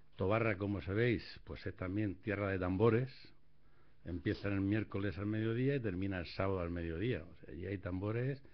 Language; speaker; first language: Spanish; native; Spanish